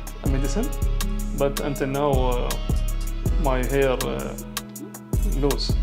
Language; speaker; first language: English; non-native, learner; Arabic